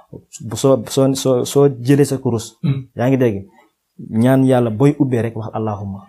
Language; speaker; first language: Wolof; non-native, local second language; Fula